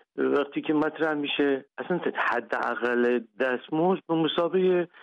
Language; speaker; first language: Persian; native; Persian